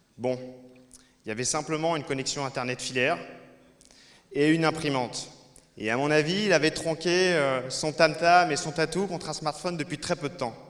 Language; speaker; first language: French; native; French